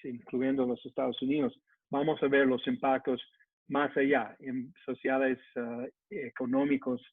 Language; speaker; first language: Spanish; non-native, fluent; English